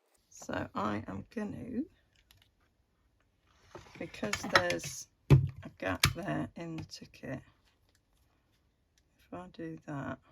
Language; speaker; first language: English; native; English